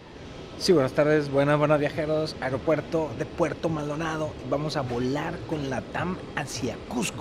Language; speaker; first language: Spanish; native; Spanish